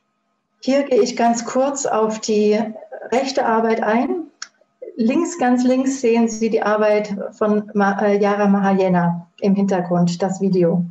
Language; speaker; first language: German; native; German